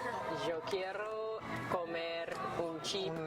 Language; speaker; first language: Spanish; non-native, learner; English